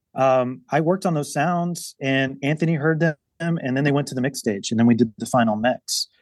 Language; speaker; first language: English; native; English